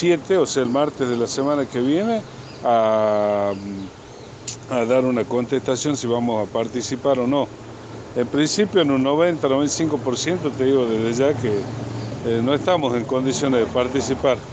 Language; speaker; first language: Spanish; native; Spanish